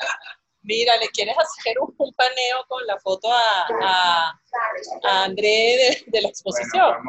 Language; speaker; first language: Spanish; native; Spanish